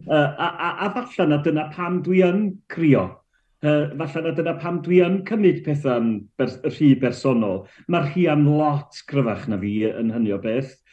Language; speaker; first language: Welsh; native; Welsh